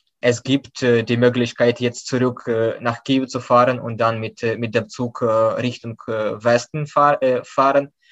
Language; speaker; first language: German; non-native, fluent; Ukrainian